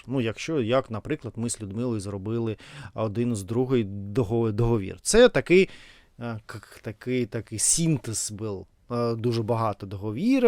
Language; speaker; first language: Ukrainian; non-native, learner; Russian